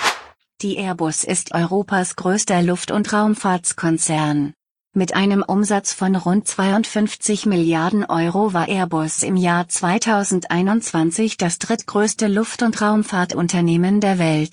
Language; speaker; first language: German; native; German